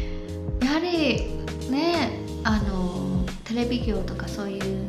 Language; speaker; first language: Japanese; non-native, fluent; Khmer